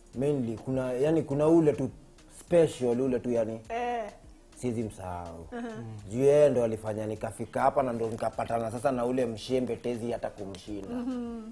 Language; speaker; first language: Swahili; native; Swahili